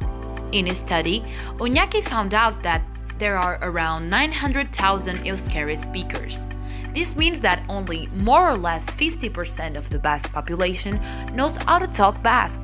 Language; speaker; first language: English; non-native, fluent; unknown